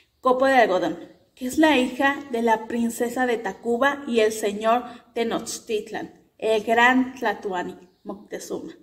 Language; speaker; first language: Spanish; native; Spanish